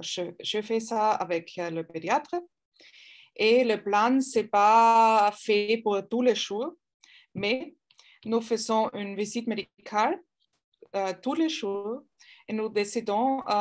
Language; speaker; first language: French; non-native, fluent; German